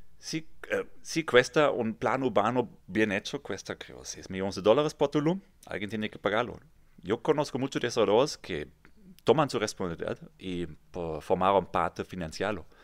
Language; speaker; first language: Spanish; non-native, fluent; German